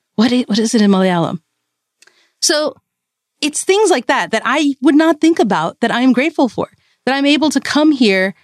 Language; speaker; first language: English; early bilingual, other home language; Malayalam